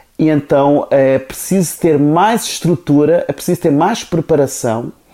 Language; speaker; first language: Portuguese; non-native, local second language; Kabuverdianu